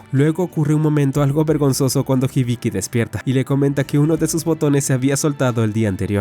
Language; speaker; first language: Spanish; native; Spanish